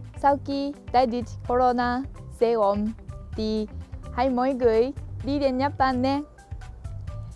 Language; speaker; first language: Vietnamese; non-native, learner; Japanese